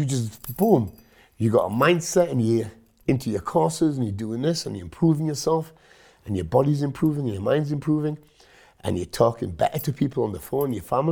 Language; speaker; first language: English; non-native, local second language; Punjabi